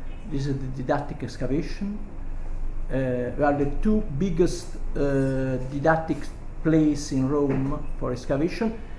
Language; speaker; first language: English; non-native, learner; Italian